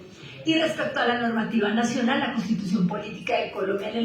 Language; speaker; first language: Spanish; native; Spanish